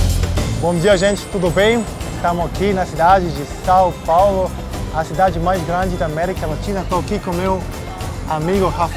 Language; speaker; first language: Portuguese; non-native, fluent; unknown